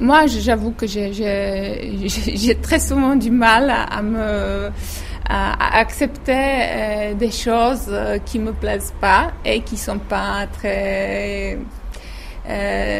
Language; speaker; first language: French; non-native, fluent; Czech